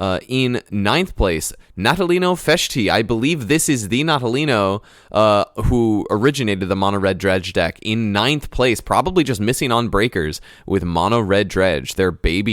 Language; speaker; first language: English; native; English